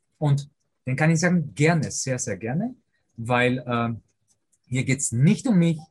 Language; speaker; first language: German; early bilingual, other home language; Polish